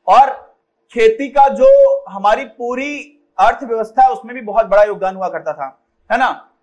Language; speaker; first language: Hindi; native; Hindi